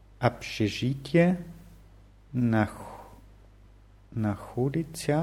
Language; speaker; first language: Russian; non-native, learner; German